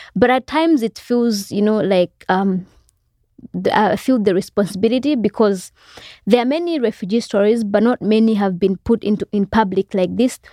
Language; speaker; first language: English; non-native, local second language; Kinyarwanda